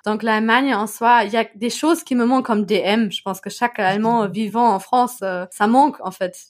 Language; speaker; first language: French; non-native, fluent; German